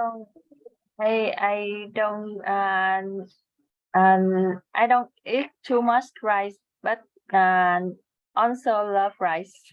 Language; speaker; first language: English; non-native, learner; Vietnamese